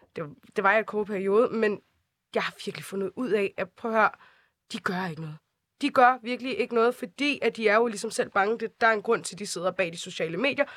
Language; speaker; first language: Danish; early bilingual, other home language; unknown